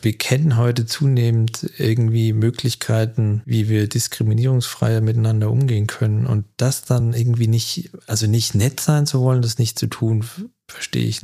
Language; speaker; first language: German; native; German